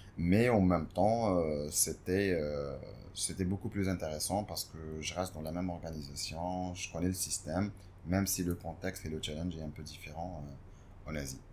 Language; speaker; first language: French; non-native, local second language; Arabic